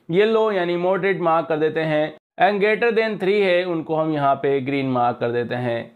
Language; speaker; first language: Hindi; native; Hindi